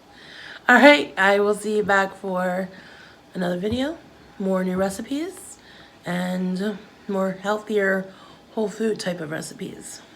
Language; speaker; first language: English; native; English